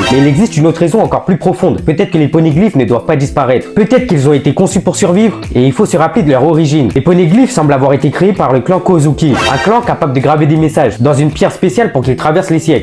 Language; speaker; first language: French; native; French